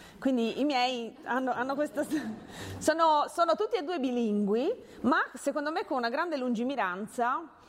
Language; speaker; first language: Italian; early bilingual, other home language; Hungarian